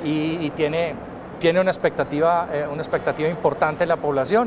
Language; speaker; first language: Spanish; native; Spanish